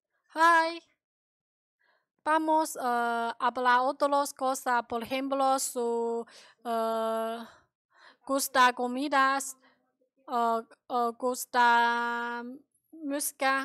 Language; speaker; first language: Spanish; non-native, learner; Chinese